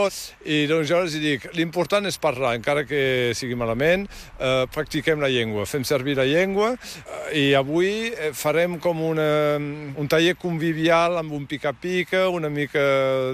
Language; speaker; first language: Catalan; native; Catalan